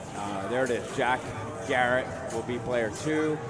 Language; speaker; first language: English; native; English